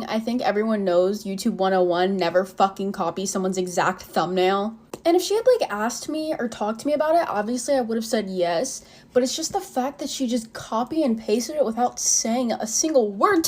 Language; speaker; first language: English; native; English